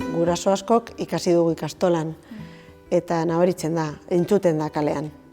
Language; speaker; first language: Basque; non-native, local second language; Spanish